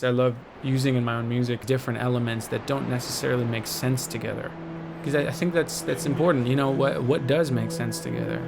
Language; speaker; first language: English; native; English